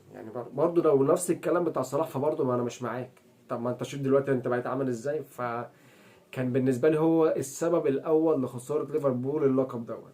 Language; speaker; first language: Arabic; native; Arabic